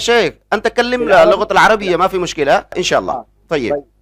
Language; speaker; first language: Arabic; non-native, learner; Bangla